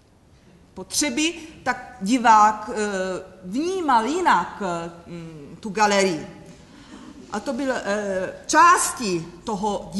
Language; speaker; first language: Czech; non-native, fluent; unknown